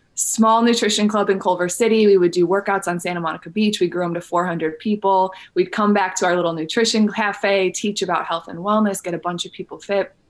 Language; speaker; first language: English; native; English